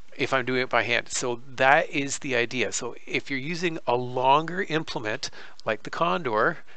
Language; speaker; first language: English; native; English